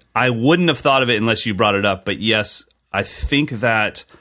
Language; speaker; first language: English; native; English